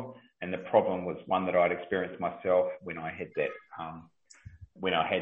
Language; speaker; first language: English; native; English